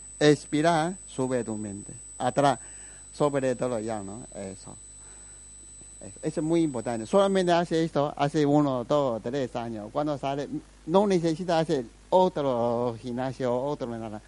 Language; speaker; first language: Spanish; non-native, learner; Chinese